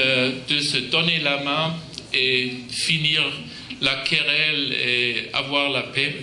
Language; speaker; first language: French; non-native, fluent; German